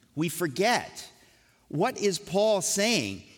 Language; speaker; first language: English; native; English